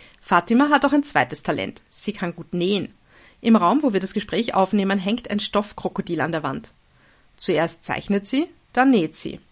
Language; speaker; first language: German; native; German